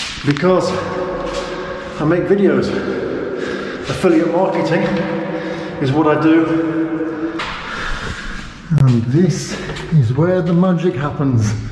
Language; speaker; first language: English; native; English